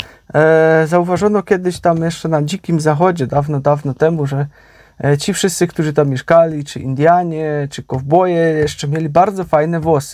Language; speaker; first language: Polish; native; Polish